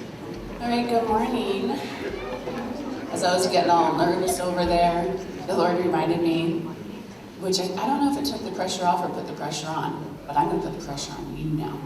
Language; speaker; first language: English; native; English